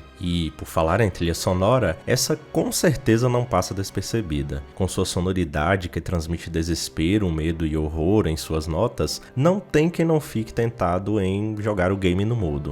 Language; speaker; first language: Portuguese; native; Portuguese